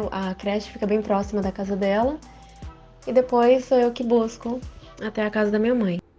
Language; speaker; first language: Portuguese; early bilingual, other home language; Japanese